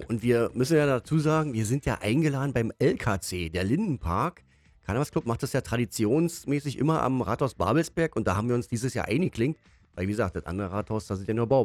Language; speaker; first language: German; native; German